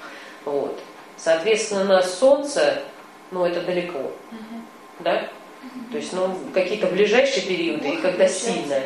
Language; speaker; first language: Russian; native; Russian